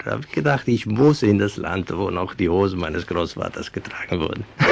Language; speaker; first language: German; non-native, fluent; Venetian